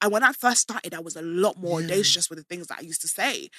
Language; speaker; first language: English; native; English